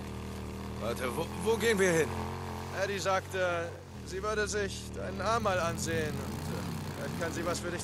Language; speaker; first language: German; native; German